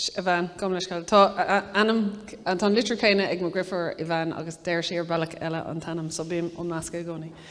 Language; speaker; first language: Irish; non-native, local second language; English